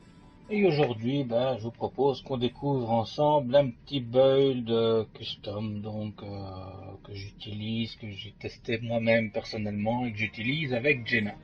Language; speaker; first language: French; native; French